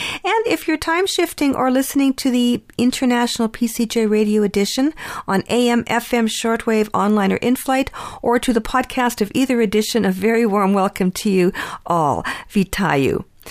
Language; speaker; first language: English; early bilingual, other home language; Ukrainian